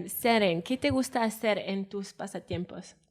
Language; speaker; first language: Spanish; non-native, fluent; Welsh